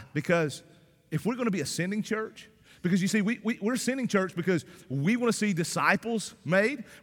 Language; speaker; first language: English; native; English